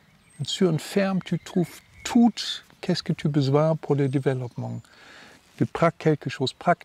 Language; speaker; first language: French; non-native, learner; German